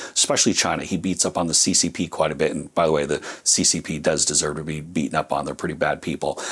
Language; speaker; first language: English; native; English